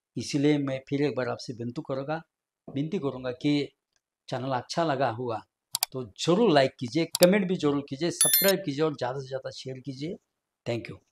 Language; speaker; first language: Hindi; non-native, local second language; Marathi